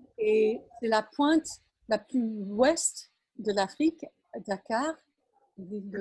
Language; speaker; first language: French; non-native, fluent; English